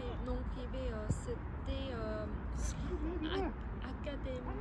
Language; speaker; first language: French; non-native, fluent; Korean